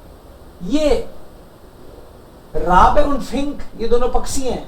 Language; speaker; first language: Hindi; native; Hindi